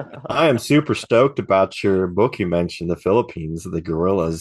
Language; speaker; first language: English; native; English